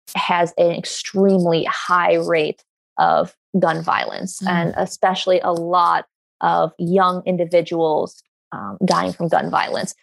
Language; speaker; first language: English; native; English